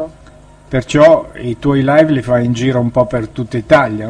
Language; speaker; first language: Italian; native; Italian